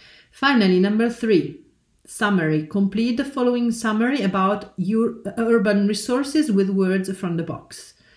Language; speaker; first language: English; non-native, fluent; Italian